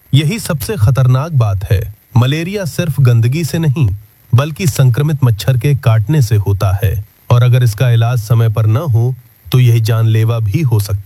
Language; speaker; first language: Hindi; native; Hindi